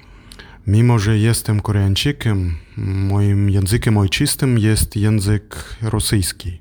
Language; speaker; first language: Polish; non-native, learner; German